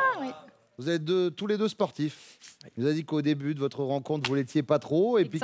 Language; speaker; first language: French; native; French